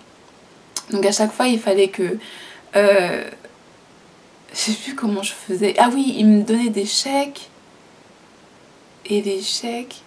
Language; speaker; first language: French; native; French